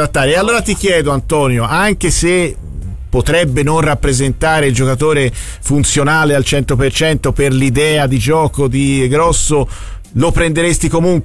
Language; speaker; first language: Italian; native; Italian